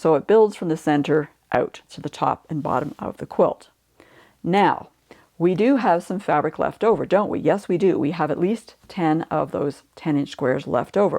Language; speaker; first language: English; native; English